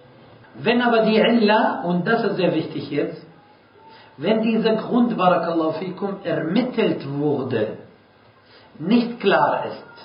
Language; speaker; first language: German; non-native, fluent; Arabic